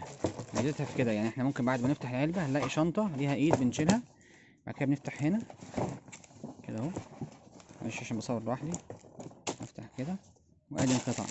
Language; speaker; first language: Arabic; native; Arabic